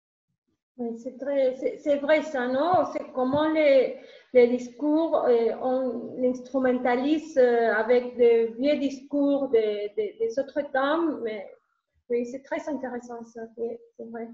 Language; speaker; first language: French; non-native, learner; Spanish